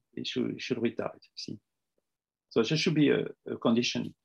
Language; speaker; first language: English; non-native, fluent; French